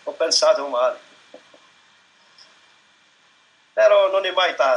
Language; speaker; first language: Italian; non-native, fluent; Arabic